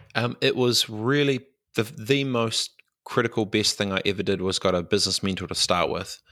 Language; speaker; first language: English; native; English